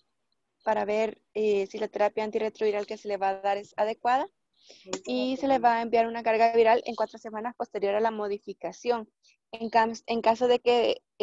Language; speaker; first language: Spanish; native; Spanish